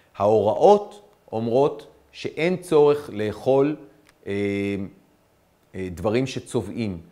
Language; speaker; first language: Hebrew; native; Hebrew